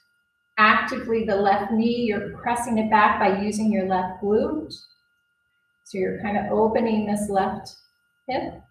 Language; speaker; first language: English; native; English